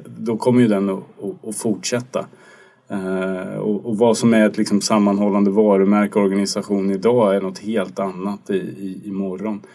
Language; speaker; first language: Swedish; native; Swedish